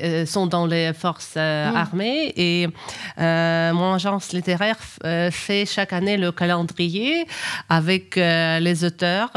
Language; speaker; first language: French; non-native, fluent; Ukrainian